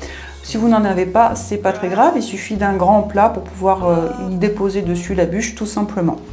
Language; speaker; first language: French; native; French